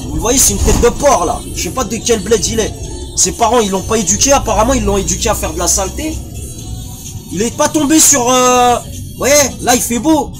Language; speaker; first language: French; early bilingual, other home language; Arabic